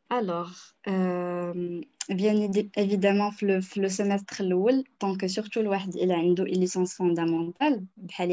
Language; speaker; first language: French; non-native, local second language; Arabic